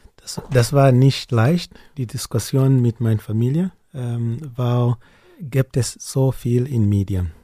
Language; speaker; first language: German; non-native, learner; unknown